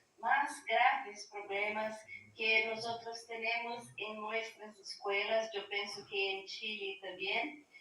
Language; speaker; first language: Spanish; non-native, learner; Portuguese